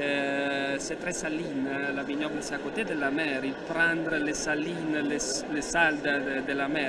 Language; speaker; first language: French; non-native, learner; Italian